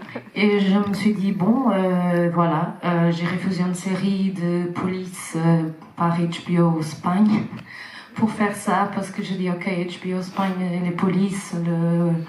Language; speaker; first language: French; non-native, fluent; Portuguese